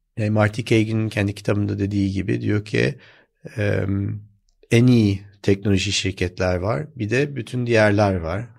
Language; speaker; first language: Turkish; early bilingual, heritage; Turkish